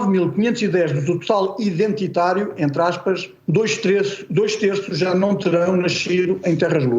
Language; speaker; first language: Portuguese; native; Portuguese